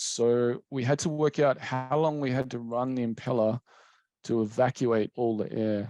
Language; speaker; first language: English; native; English